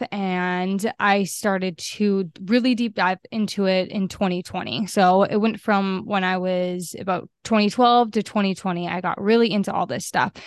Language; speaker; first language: English; native; English